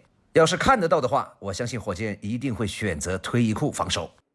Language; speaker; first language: Chinese; native; Chinese